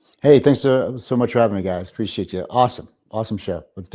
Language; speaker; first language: English; native; English